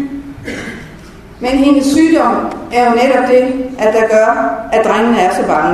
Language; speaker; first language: Danish; native; Danish